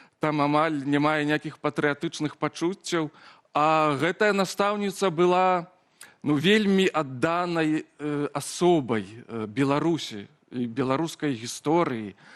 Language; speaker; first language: Belarusian; native; Belarusian